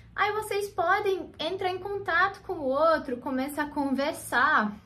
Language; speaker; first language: Portuguese; non-native, fluent; English